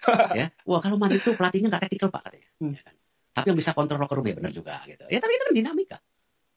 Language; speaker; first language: Indonesian; native; Indonesian